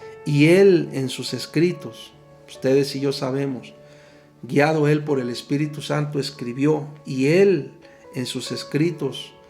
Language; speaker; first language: Spanish; native; Spanish